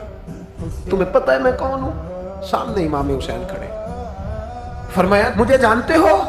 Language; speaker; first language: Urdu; non-native, local second language; Punjabi